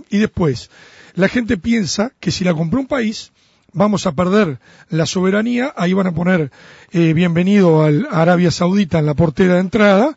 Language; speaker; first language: Spanish; native; Spanish